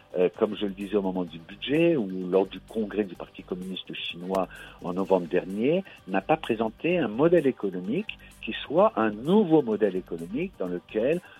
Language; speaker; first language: French; native; French